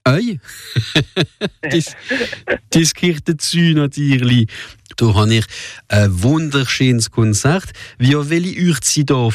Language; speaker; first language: German; non-native, local second language; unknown